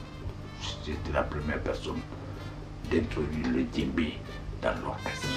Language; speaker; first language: French; non-native, local second language; Mandingo